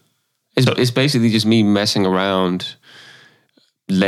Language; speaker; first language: English; native; English